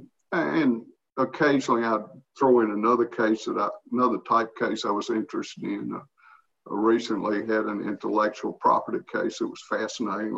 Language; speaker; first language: English; native; English